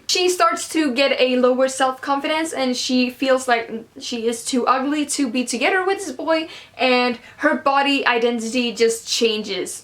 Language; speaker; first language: English; non-native, fluent; Swedish